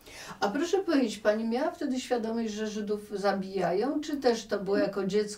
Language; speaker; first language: Polish; native; Polish